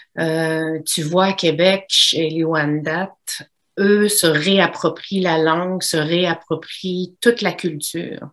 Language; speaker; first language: French; native; French